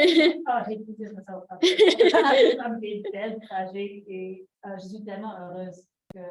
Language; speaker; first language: French; non-native, learner; English